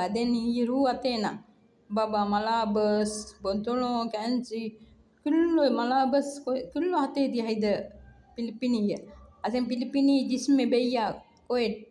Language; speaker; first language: Arabic; non-native, learner; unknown